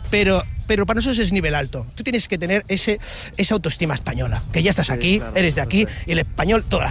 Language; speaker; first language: Spanish; native; Spanish